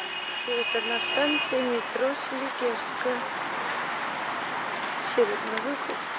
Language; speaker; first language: Russian; native; Russian